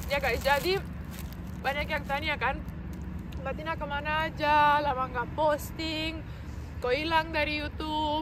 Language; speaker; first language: Indonesian; non-native, fluent; Romanian